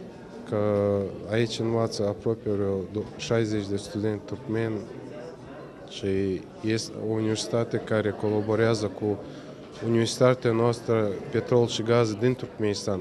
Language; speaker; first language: Romanian; non-native, fluent; Turkmen